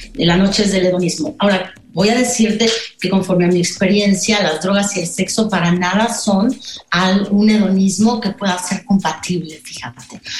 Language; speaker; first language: Spanish; native; Spanish